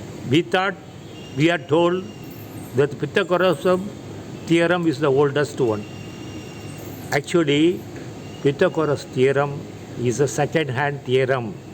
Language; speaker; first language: English; non-native, local second language; Tamil